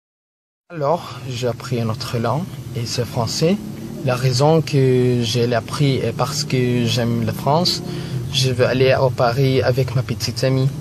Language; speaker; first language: French; non-native, learner; Filipino